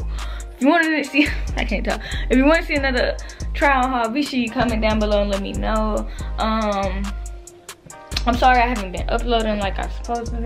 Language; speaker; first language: English; native; English